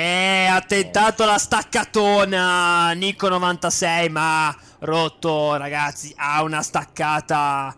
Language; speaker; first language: Italian; native; Italian